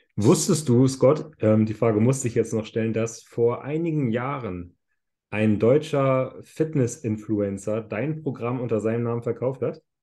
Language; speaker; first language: German; native; German